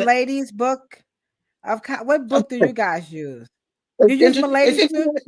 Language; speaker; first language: English; native; English